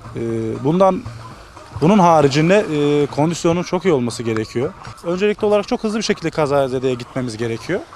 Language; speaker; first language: Turkish; native; Turkish